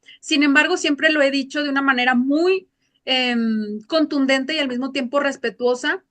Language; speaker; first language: Spanish; native; Spanish